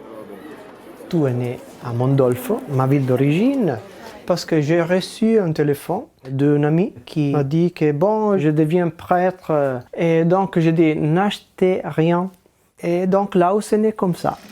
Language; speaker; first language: French; non-native, learner; Italian